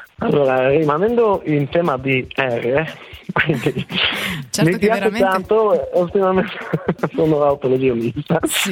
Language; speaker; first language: Italian; native; Italian